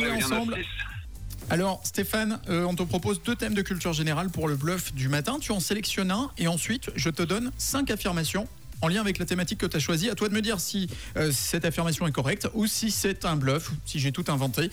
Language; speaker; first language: French; native; French